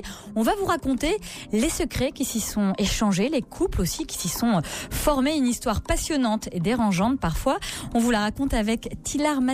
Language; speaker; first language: French; native; French